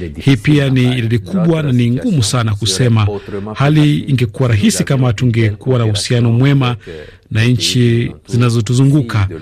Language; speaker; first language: Swahili; native; Swahili